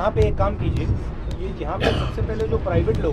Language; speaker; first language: Hindi; native; Hindi